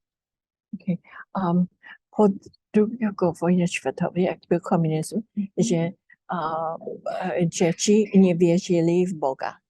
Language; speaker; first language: Polish; early bilingual, heritage; English